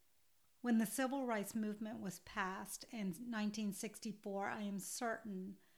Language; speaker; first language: English; native; English